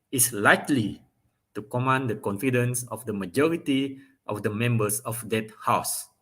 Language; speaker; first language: English; non-native, local second language; Malay